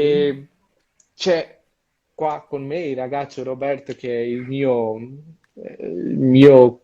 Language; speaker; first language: Italian; non-native, learner; Portuguese